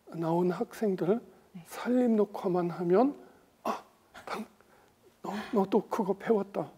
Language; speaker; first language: Korean; non-native, fluent; German